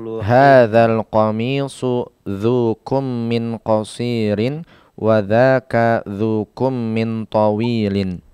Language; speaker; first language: Arabic; non-native, fluent; Indonesian